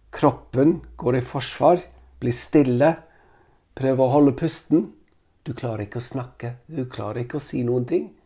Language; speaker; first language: Norwegian; non-native, fluent; Italian